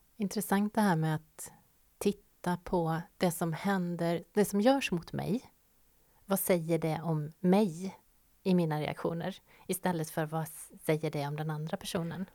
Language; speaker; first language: Swedish; native; Swedish